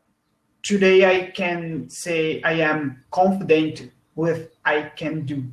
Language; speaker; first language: English; non-native, learner; Portuguese